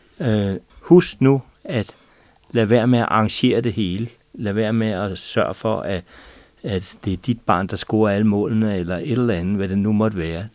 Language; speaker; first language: Danish; native; Danish